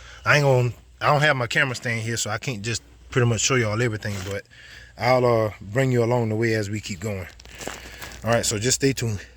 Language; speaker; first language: English; native; English